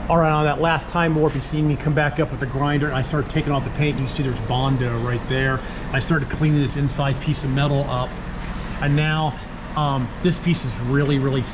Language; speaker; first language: English; native; English